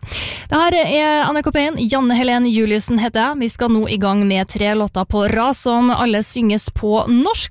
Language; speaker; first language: Norwegian; native; Norwegian